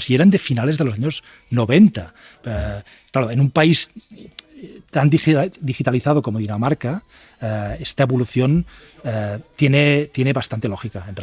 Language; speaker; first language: Spanish; native; Spanish